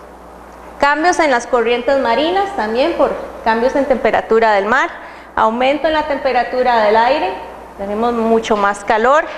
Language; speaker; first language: Spanish; native; Spanish